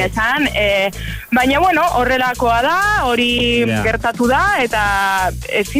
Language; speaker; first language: Basque; non-native, learner; Spanish